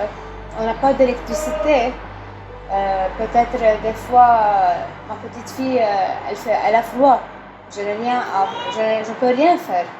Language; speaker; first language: French; non-native, local second language; Arabic